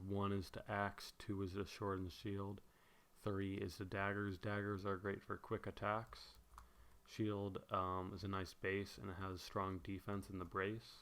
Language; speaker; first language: English; native; English